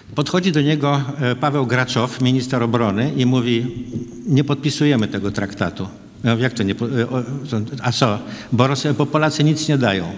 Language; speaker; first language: Polish; native; Polish